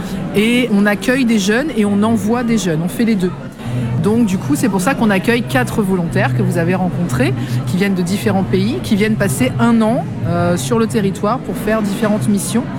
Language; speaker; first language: French; native; French